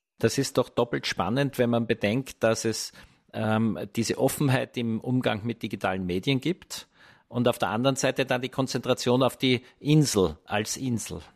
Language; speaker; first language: German; native; German